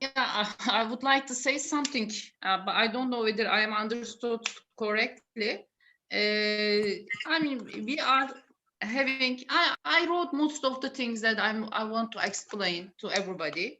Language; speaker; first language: English; non-native, fluent; Turkish